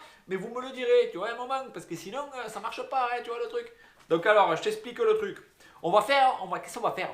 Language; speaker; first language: French; native; French